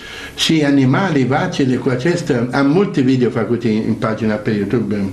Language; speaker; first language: Romanian; non-native, learner; Italian